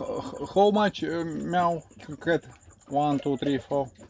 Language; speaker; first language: English; non-native, learner; Russian